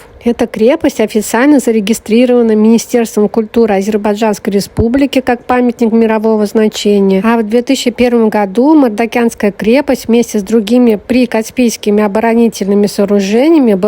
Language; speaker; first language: Russian; native; Russian